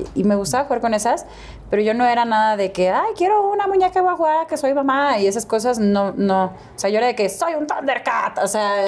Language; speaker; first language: Spanish; native; Spanish